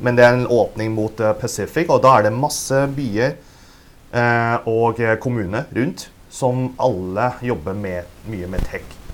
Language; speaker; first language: Norwegian; early bilingual, other home language; Cantonese